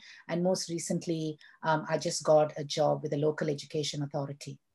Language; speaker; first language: English; non-native, local second language; Tamil